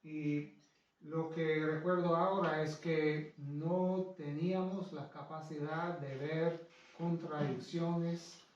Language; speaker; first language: Spanish; non-native, fluent; English